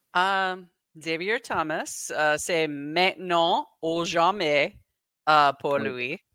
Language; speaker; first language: French; non-native, learner; English